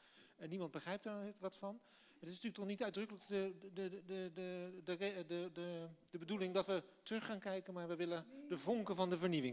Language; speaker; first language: Dutch; native; Dutch